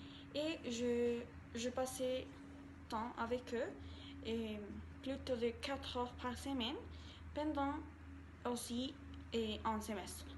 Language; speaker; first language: French; non-native, learner; Spanish